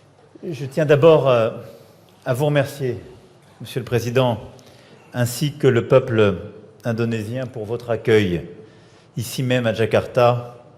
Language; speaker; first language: French; native; French